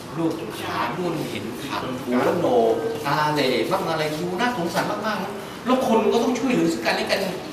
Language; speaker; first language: Thai; non-native, fluent; Vietnamese